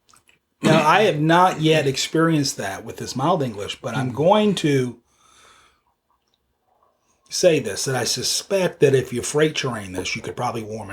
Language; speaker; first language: English; native; English